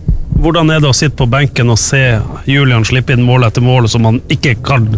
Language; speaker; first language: Norwegian; native; Norwegian